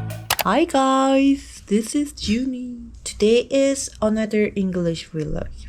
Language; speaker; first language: English; non-native, learner; Korean